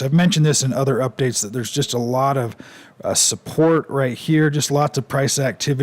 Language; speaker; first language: English; native; English